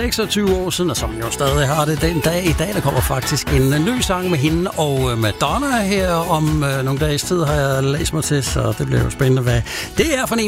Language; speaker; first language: Danish; native; Danish